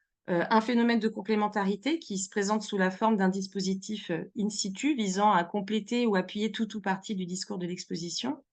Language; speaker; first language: French; native; French